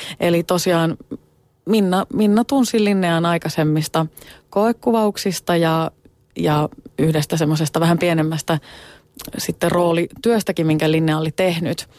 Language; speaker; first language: Finnish; native; Finnish